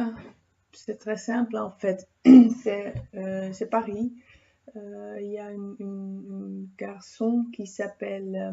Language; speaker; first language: French; non-native, fluent; Dutch